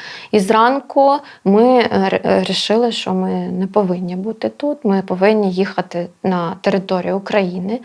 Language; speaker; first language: Ukrainian; non-native, local second language; Russian